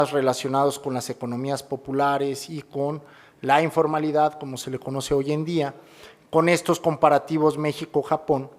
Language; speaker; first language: Spanish; native; Spanish